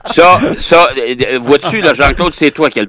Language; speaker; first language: French; native; French